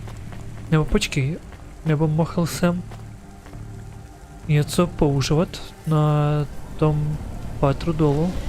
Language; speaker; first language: Czech; non-native, learner; Ukrainian